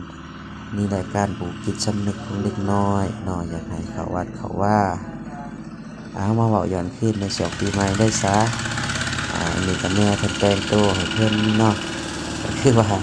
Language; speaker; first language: Thai; non-native, local second language; Lao